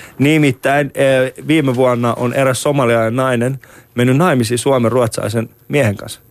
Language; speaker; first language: Finnish; early bilingual, other home language; Persian